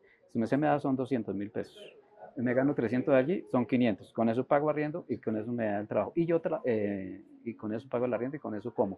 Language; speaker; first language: Spanish; native; Spanish